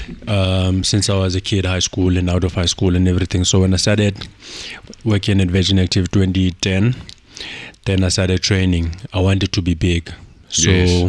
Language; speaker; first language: English; non-native, local second language; Xhosa